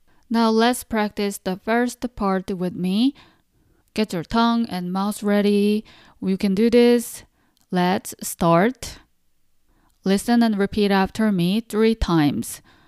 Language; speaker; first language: English; non-native, fluent; Korean